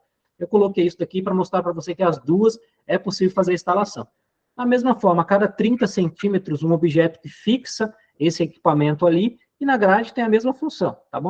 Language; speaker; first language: Portuguese; native; Portuguese